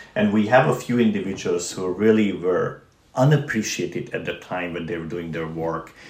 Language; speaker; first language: English; non-native, fluent; Romanian